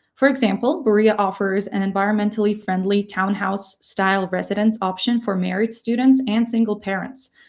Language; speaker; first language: English; non-native, fluent; Ukrainian